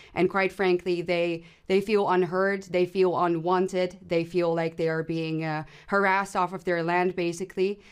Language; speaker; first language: English; non-native, fluent; Dutch